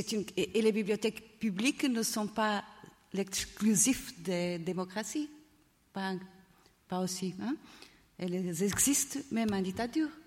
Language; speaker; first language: French; non-native, fluent; Portuguese